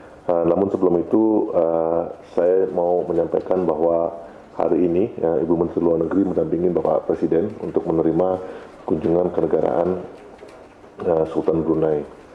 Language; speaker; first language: Indonesian; native; Indonesian